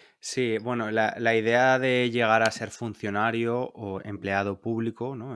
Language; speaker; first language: Spanish; native; Spanish